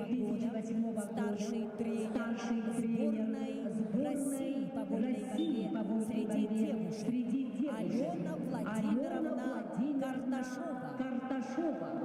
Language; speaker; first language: Russian; native; Russian